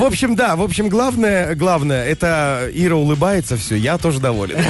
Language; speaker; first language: Russian; native; Russian